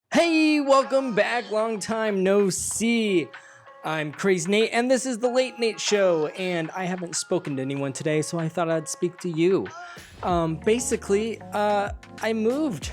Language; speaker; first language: English; native; English